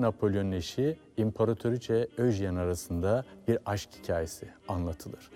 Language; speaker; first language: Turkish; native; Turkish